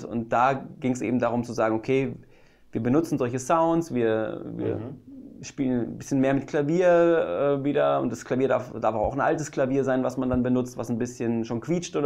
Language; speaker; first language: German; native; German